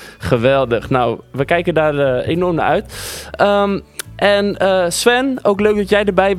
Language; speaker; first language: Dutch; native; Dutch